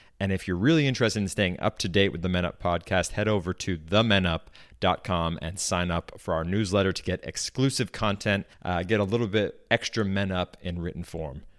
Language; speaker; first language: English; native; English